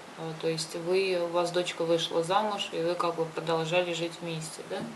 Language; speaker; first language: Russian; native; Russian